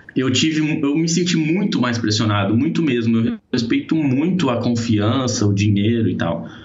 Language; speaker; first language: Portuguese; native; Portuguese